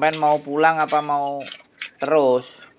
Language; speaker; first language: Indonesian; non-native, local second language; Javanese